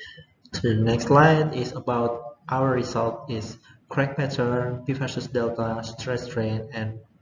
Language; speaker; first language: English; non-native, learner; Indonesian